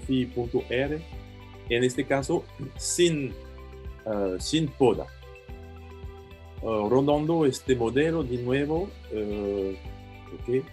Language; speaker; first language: Spanish; non-native, fluent; French